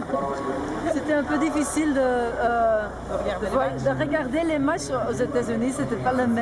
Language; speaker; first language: French; non-native, local second language; Dutch